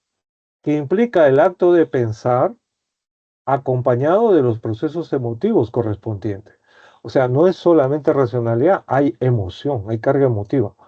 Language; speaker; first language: Spanish; native; Spanish